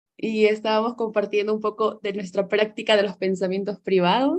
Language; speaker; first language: Spanish; native; Spanish